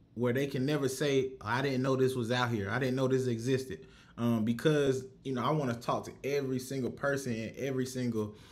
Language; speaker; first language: English; native; English